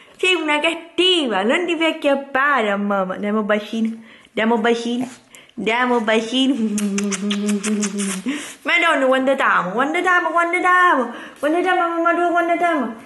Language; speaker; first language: Italian; native; Italian